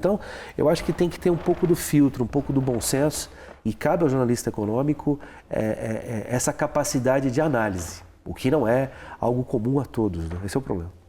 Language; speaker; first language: Portuguese; native; Portuguese